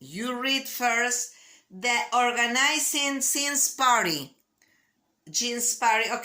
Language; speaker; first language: English; non-native, learner; Spanish